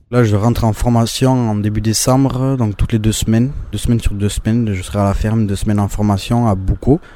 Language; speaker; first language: French; native; French